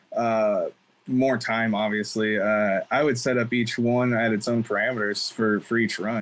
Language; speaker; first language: English; native; English